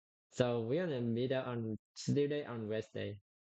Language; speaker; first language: English; non-native, learner; Vietnamese